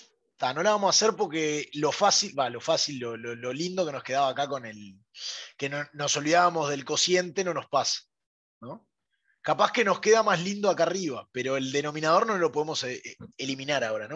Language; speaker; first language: Spanish; native; Spanish